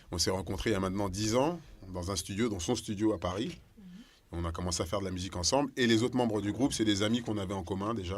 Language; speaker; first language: French; native; French